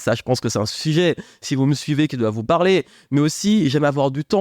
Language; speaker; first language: French; native; French